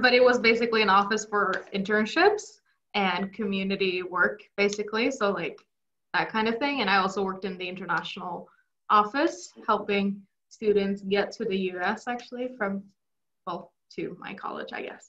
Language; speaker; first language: English; non-native, fluent; Norwegian